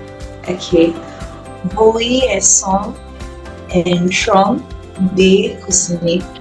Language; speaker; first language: French; non-native, learner; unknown